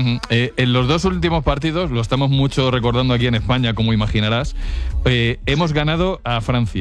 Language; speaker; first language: Spanish; native; Spanish